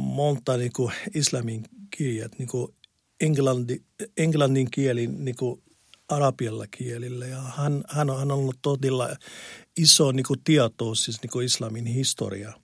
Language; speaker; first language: Finnish; non-native, learner; Arabic